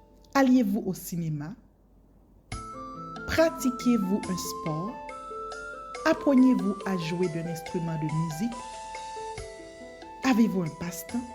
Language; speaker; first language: French; native; French